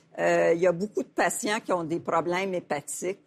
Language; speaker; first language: French; native; French